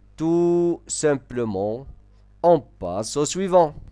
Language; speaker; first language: French; non-native, local second language; Arabic